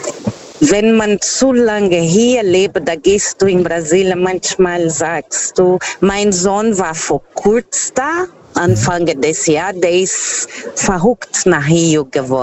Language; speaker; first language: German; non-native, fluent; Portuguese